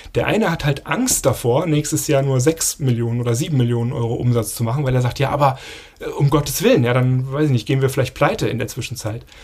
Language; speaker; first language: German; native; German